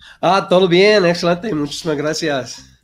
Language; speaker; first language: Spanish; non-native, learner; English